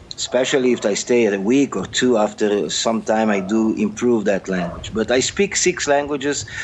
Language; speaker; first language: English; non-native, fluent; Portuguese